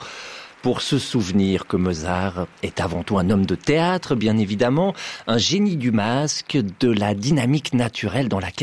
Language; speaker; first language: French; native; French